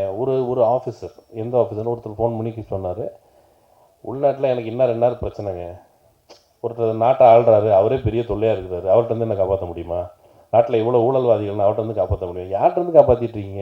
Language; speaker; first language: Tamil; native; Tamil